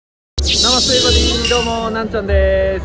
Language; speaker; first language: Japanese; native; Japanese